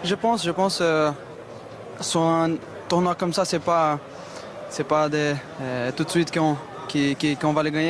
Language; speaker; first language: French; non-native, fluent; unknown